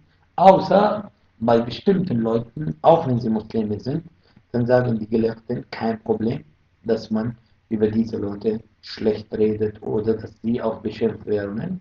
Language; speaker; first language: German; non-native, fluent; Arabic